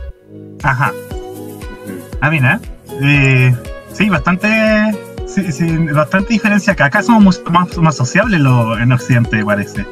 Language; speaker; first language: Spanish; native; Spanish